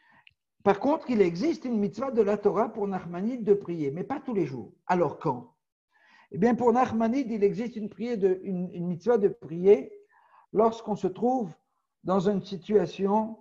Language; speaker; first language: French; native; French